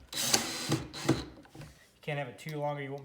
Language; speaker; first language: English; native; English